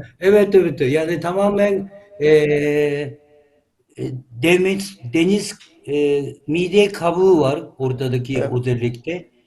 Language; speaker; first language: Turkish; non-native, learner; Japanese